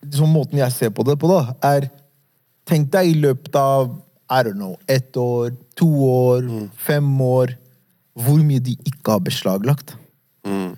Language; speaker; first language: Norwegian; early bilingual, other home language; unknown